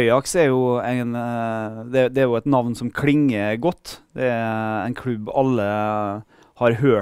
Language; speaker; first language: Norwegian; native; Norwegian